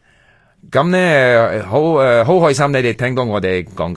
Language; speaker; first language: German; non-native, learner; English